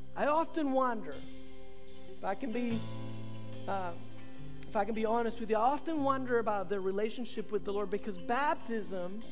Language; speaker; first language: English; early bilingual, other home language; Spanish